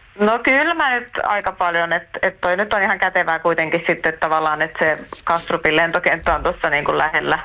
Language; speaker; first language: Finnish; early bilingual, heritage; Finnish